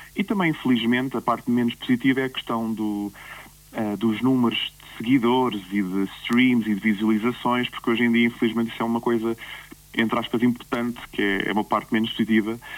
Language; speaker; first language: Portuguese; native; Portuguese